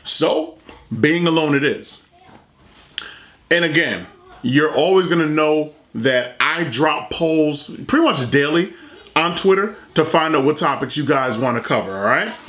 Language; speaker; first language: English; native; English